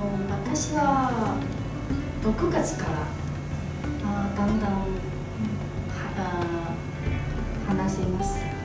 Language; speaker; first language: Japanese; non-native, learner; Chinese